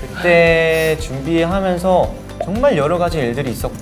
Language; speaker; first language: Korean; native; Korean